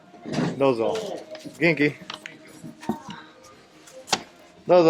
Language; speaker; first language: Japanese; non-native, learner; English